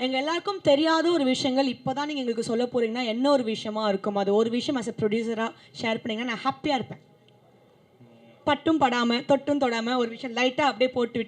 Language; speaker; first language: Tamil; native; Tamil